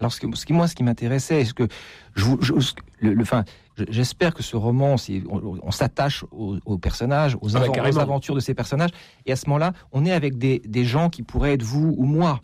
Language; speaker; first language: French; native; French